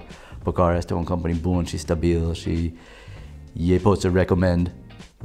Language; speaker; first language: Romanian; non-native, learner; English